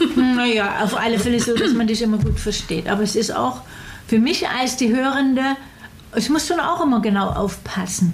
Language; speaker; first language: German; native; German